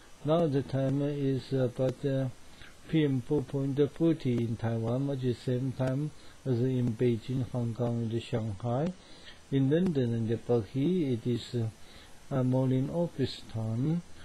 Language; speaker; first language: English; non-native, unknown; Chinese